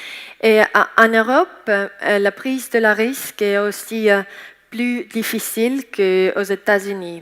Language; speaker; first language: French; non-native, learner; Estonian